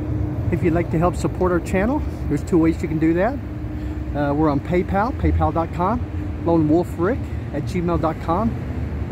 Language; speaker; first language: English; native; English